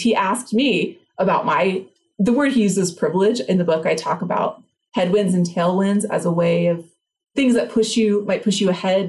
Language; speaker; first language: English; native; English